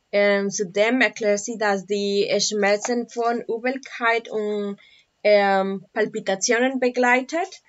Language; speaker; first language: German; non-native, learner; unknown